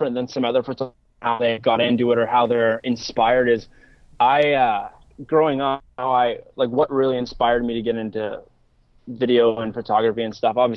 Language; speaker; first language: English; native; English